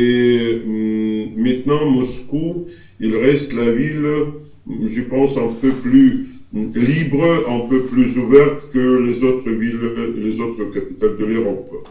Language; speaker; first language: French; non-native, fluent; Russian